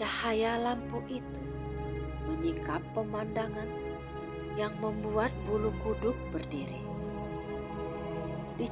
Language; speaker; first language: Indonesian; native; Indonesian